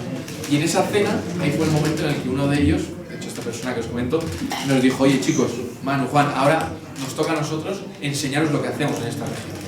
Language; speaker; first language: Spanish; native; Spanish